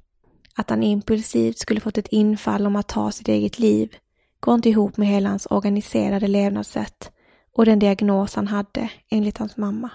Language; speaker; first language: Swedish; native; Swedish